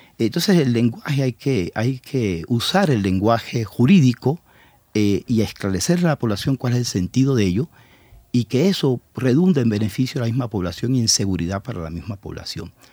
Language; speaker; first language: Spanish; native; Spanish